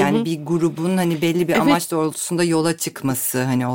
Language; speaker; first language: Turkish; native; Turkish